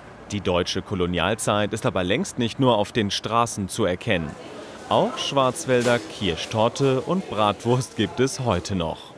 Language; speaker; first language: German; native; German